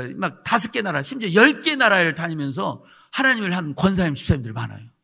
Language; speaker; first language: Korean; native; Korean